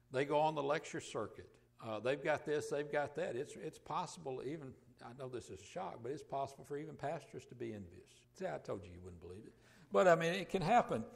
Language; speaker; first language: English; native; English